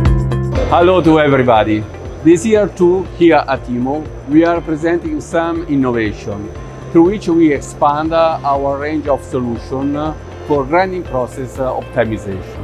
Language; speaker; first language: English; non-native, fluent; Italian